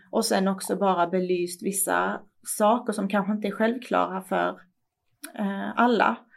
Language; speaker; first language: Swedish; early bilingual, other home language; Persian